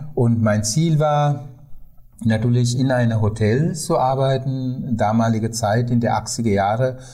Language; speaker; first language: German; non-native, fluent; Sinhala